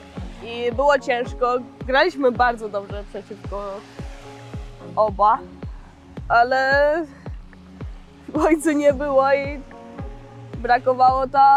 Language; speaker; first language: Polish; early bilingual, heritage; Polish